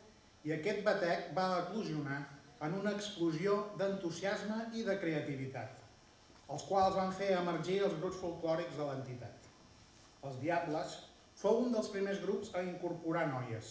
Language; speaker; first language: Catalan; native; Catalan